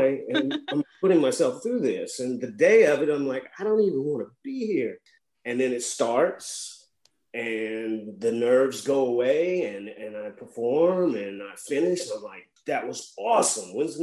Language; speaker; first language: English; native; English